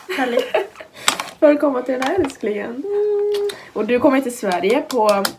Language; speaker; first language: Swedish; native; Swedish